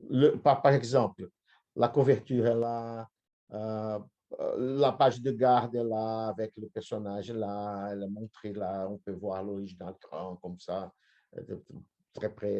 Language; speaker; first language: French; non-native, fluent; Portuguese